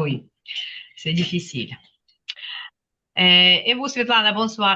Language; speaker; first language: French; non-native, fluent; Ukrainian